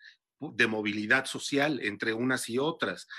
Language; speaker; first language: Spanish; native; Spanish